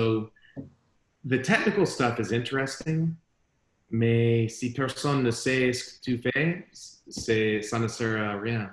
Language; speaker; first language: French; non-native, learner; English